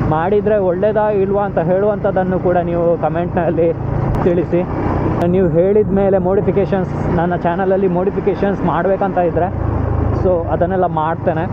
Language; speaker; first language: Kannada; non-native, local second language; Tulu